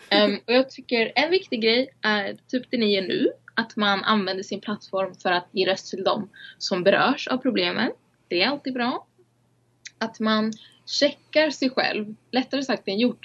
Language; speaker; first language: Swedish; early bilingual, other home language; Somali